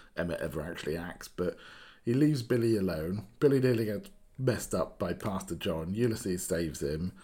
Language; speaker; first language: English; native; English